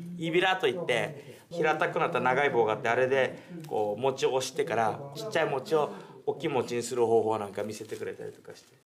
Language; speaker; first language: Japanese; native; Japanese